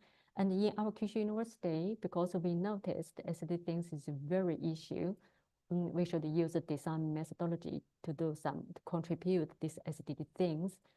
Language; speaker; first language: English; non-native, learner; Chinese